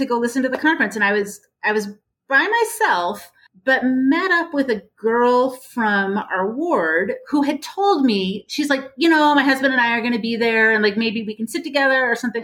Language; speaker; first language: English; native; English